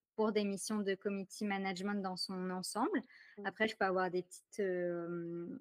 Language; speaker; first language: French; native; French